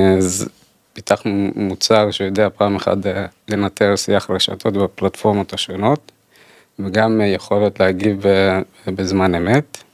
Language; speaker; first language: Hebrew; early bilingual, other home language; Amharic